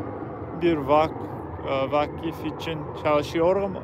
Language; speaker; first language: Turkish; non-native, learner; English